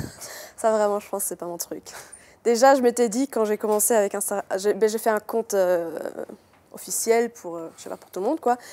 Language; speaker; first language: French; native; French